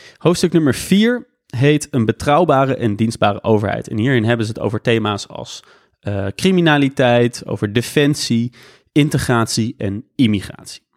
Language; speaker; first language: Dutch; native; Dutch